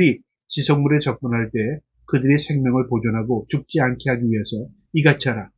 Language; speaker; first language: Korean; native; Korean